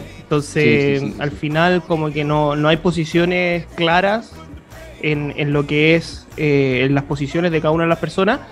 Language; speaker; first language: Spanish; native; Spanish